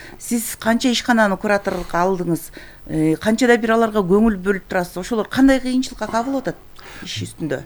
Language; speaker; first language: Kyrgyz; native; Kyrgyz